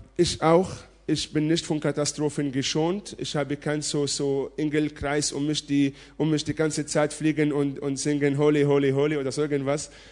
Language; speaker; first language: German; non-native, fluent; Arabic